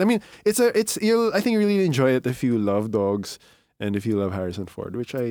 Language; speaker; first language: English; non-native, local second language; Filipino